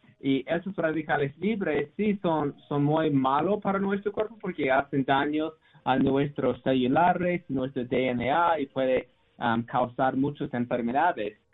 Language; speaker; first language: Spanish; non-native, learner; English